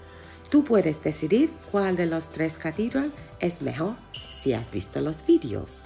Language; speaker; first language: Spanish; non-native, learner; English